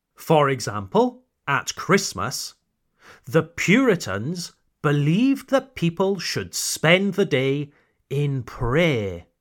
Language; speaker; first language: English; native; English